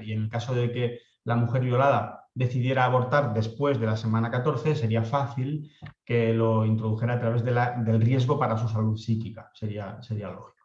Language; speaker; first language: Spanish; native; Spanish